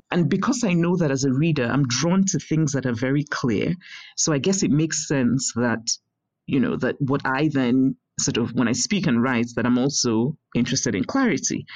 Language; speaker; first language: English; non-native, local second language; Igbo